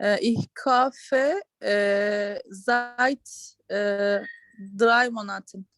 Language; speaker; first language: German; non-native, learner; Turkish